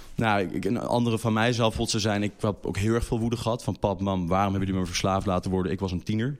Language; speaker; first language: Dutch; native; Dutch